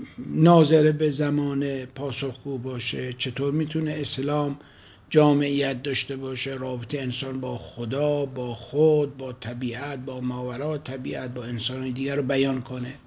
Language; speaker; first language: Persian; native; Persian